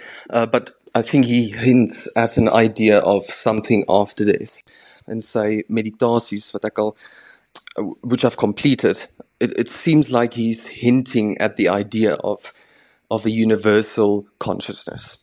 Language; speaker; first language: English; non-native, local second language; Afrikaans